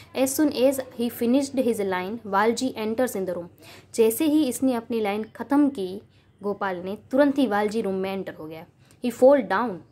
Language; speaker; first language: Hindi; non-native, local second language; Gujarati